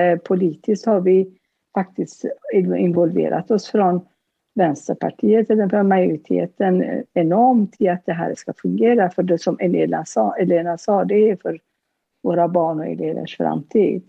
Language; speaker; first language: Swedish; non-native, fluent; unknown